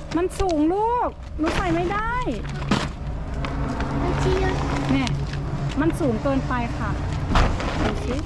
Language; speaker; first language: Thai; native; Thai